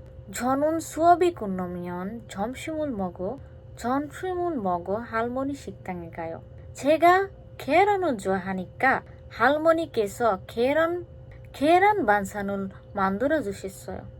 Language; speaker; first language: Korean; non-native, learner; Bangla